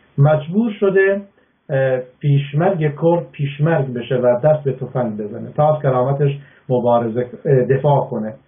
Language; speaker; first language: Persian; non-native, local second language; Baluchi